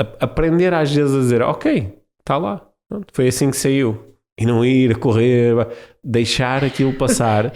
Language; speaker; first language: Portuguese; native; Portuguese